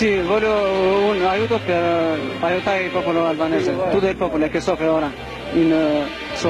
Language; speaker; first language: Italian; non-native, learner; Albanian